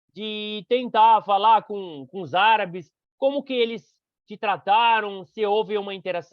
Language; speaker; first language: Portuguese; non-native, fluent; Arabic